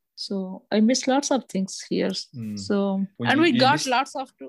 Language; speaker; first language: English; non-native, local second language; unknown